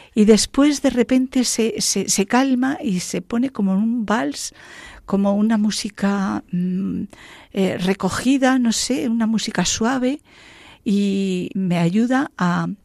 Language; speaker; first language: Spanish; native; Spanish